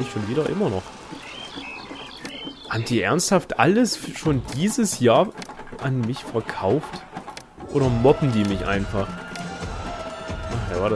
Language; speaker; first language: German; native; German